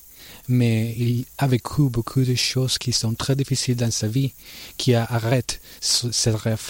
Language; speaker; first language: French; non-native, learner; Spanish